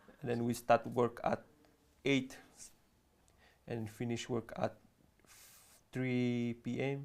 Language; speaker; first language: English; non-native, learner; French